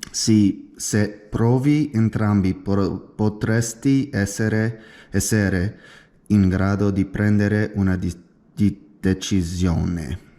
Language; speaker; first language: Italian; non-native, learner; English